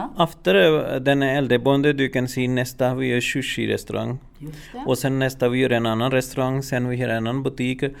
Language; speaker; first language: Swedish; non-native, fluent; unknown